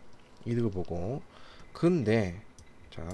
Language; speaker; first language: Korean; native; Korean